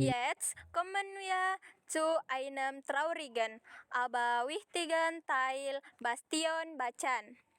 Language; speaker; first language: German; non-native, learner; Indonesian